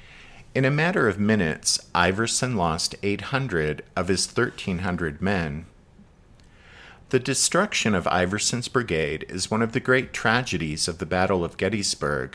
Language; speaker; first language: English; native; English